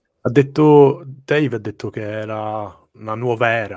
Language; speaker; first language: Italian; non-native, learner; English